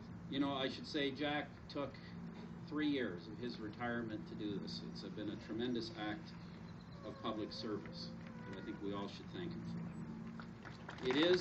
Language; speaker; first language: English; native; English